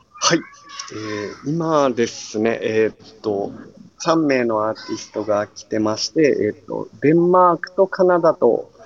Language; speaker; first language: Japanese; native; Japanese